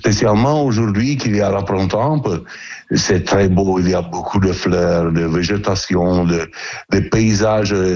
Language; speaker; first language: French; non-native, learner; Italian